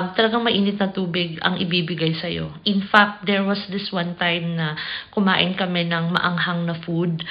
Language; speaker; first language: Filipino; non-native, local second language; Cebuano